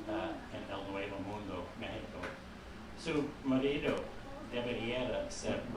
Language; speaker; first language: Spanish; non-native, fluent; English